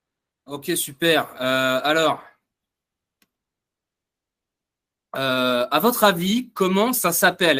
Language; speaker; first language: French; non-native, fluent; Vietnamese